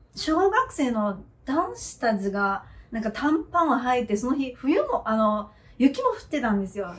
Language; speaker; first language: Japanese; non-native, fluent; Chinese